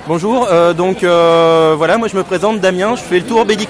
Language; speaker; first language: French; native; French